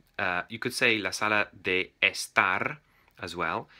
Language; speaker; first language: English; native; English